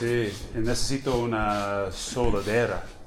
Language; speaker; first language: Spanish; non-native, learner; English